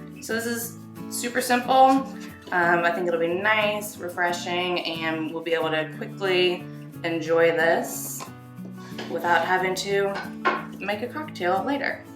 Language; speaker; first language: English; native; English